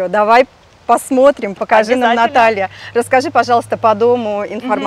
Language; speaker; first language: Russian; native; Russian